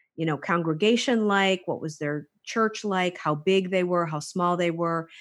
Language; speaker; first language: English; native; English